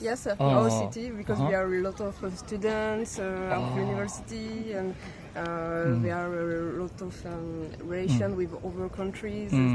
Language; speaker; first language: English; non-native, learner; French